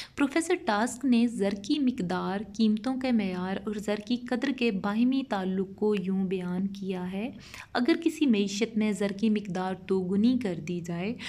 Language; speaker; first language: Urdu; non-native, local second language; Punjabi